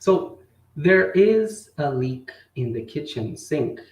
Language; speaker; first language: English; non-native, fluent; Portuguese